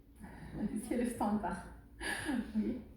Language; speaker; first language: French; non-native, learner; Arabic